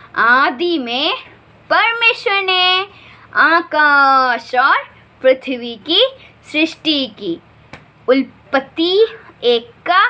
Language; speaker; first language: Hindi; native; Hindi